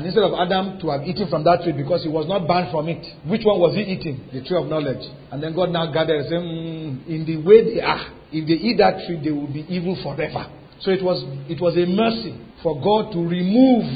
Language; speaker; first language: English; non-native, local second language; Yoruba